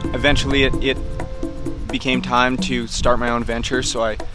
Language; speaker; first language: English; native; English